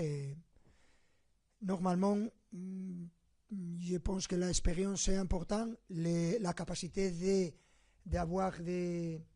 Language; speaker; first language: French; non-native, fluent; Spanish